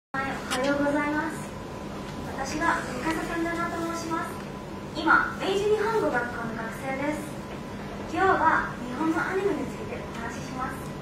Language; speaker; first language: Japanese; non-native, fluent; Bangla